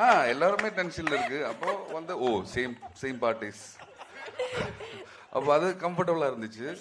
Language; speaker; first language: Tamil; non-native, learner; Malayalam